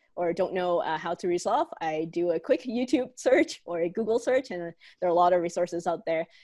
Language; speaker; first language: English; non-native, local second language; Cantonese